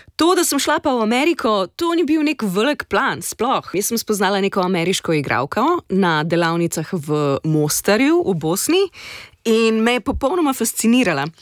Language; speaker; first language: Slovenian; native; Slovenian